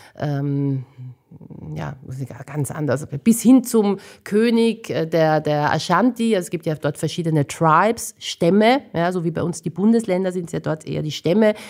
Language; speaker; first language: German; native; German